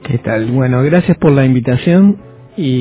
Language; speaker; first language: Spanish; native; Spanish